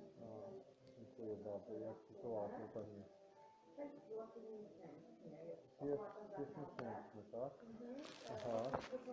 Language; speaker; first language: Polish; non-native, learner; Serbian